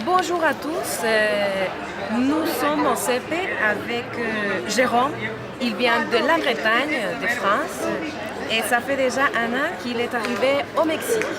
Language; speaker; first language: French; non-native, fluent; Spanish